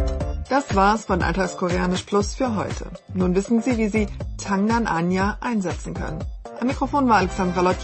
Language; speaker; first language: German; non-native, fluent; Korean